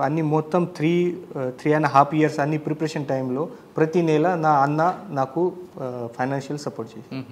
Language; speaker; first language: Telugu; non-native, learner; Marathi